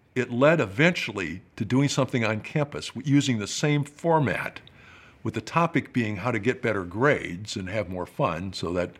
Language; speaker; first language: English; native; English